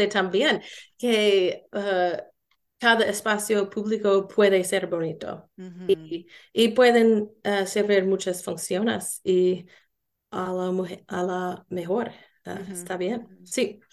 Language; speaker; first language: Spanish; non-native, learner; English